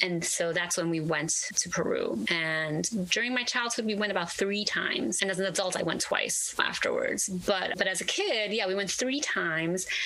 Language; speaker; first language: English; early bilingual, other home language; Spanish